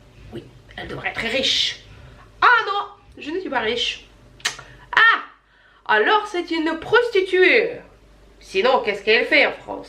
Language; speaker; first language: French; non-native, fluent; Russian